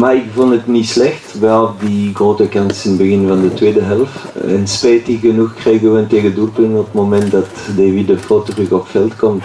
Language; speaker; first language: Dutch; non-native, local second language; French